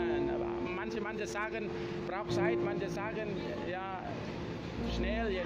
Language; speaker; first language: German; non-native, learner; Thai